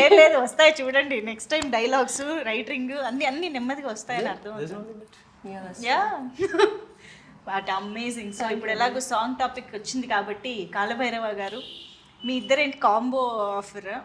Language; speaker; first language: Telugu; native; Telugu